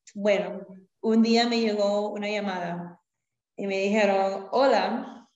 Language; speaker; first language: Spanish; native; Spanish